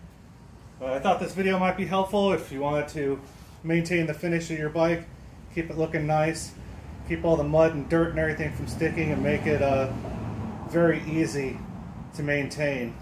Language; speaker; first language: English; native; English